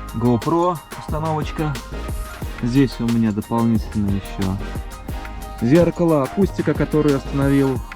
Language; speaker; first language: Russian; native; Russian